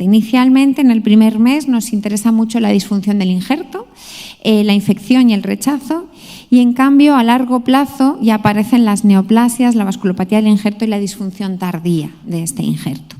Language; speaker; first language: Spanish; native; Spanish